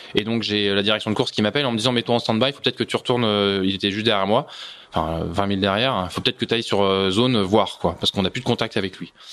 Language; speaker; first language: French; native; French